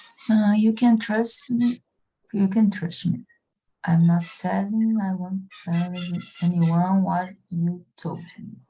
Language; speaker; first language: English; non-native, fluent; Portuguese